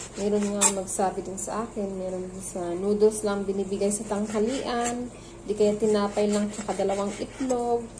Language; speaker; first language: Filipino; non-native, local second language; Hiligaynon